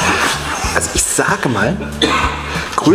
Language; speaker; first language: German; native; German